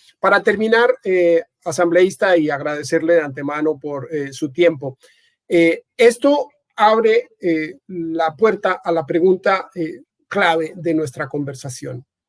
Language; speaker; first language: Spanish; native; Spanish